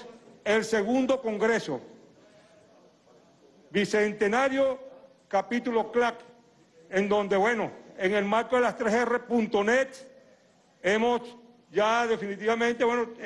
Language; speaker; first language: Spanish; native; Spanish